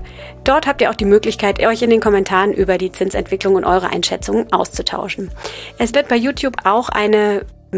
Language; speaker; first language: German; native; German